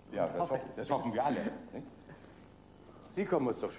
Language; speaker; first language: German; native; German